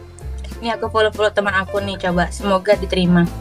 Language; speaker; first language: Indonesian; native; Indonesian